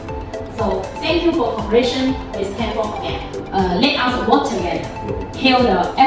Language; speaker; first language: English; non-native, learner; Chinese